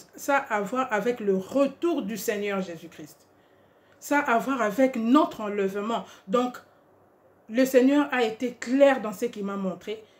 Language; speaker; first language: French; non-native, local second language; Lingala